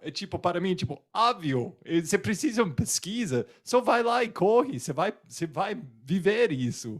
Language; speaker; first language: Portuguese; non-native, fluent; English